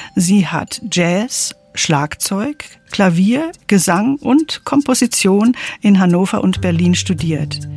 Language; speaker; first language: German; native; German